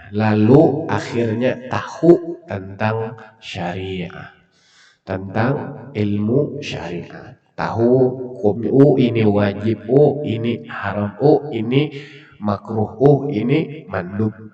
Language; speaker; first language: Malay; non-native, local second language; Banjar